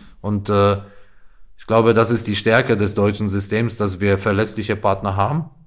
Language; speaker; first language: German; non-native, fluent; Polish